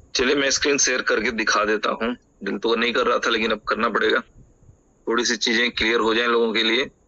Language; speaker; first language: Hindi; native; Hindi